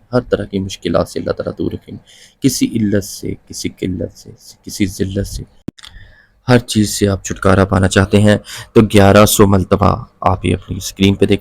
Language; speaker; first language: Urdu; non-native, local second language; Punjabi